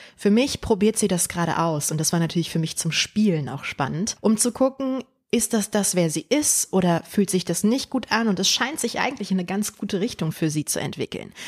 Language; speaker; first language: German; early bilingual, other home language; Polish